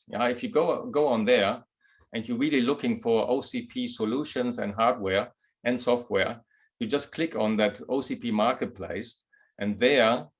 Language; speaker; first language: English; non-native, fluent; German